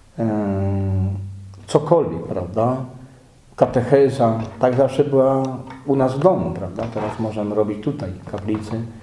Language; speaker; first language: Polish; native; Polish